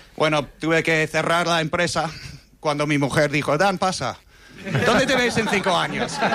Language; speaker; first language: Spanish; non-native, fluent; English